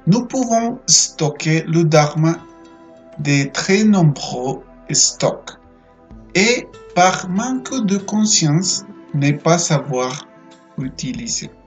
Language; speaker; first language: French; non-native, fluent; Spanish